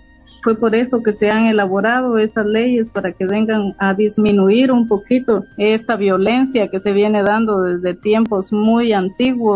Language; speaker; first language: Spanish; native; Spanish